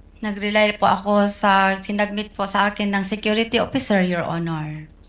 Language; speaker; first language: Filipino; non-native, local second language; Cebuano